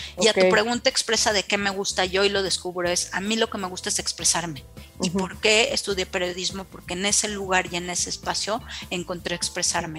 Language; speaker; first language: Spanish; native; Spanish